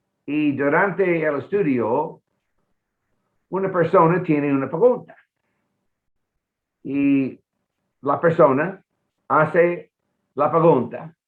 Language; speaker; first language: Spanish; non-native, fluent; English